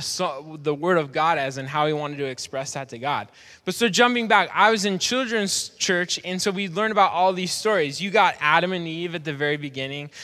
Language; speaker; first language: English; native; English